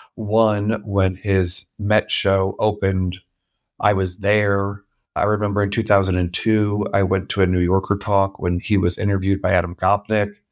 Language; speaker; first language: English; native; English